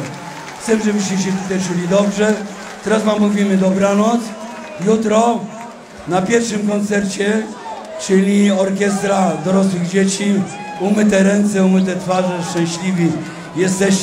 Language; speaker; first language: Polish; native; Polish